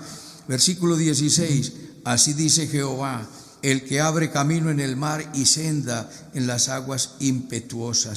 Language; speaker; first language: Spanish; native; Spanish